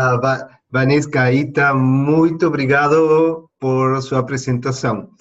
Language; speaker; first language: Portuguese; non-native, fluent; Spanish